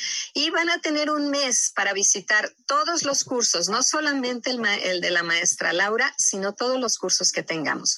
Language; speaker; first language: Spanish; native; Spanish